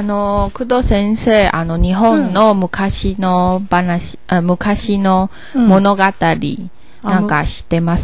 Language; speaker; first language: Japanese; non-native, learner; Chinese